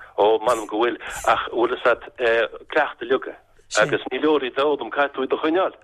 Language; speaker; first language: Irish; non-native, local second language; English